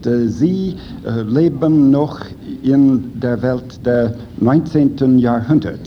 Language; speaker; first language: German; non-native, fluent; English